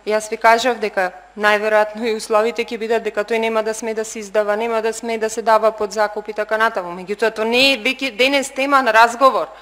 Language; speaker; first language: Macedonian; native; Macedonian